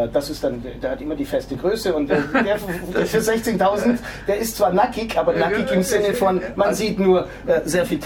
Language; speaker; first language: German; native; German